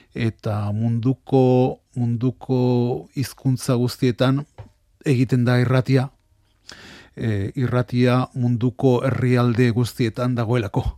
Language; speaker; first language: Basque; non-native, local second language; Spanish